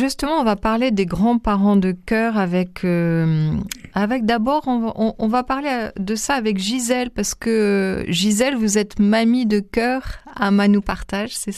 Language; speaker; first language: French; native; French